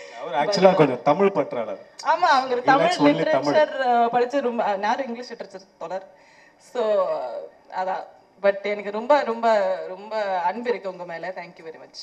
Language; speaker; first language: Tamil; non-native, fluent; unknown